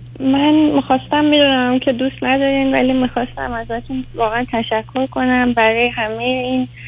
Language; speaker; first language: Persian; early bilingual, heritage; Persian